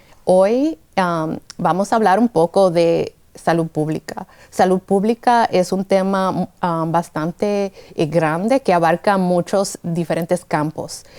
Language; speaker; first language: Spanish; early bilingual, heritage; Spanish